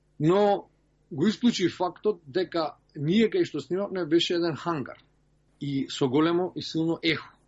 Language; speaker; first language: Macedonian; early bilingual, heritage; Macedonian